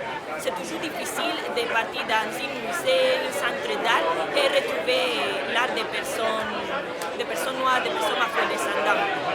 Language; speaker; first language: French; non-native, fluent; Spanish